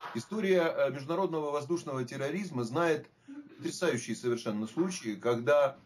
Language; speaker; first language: Russian; native; Russian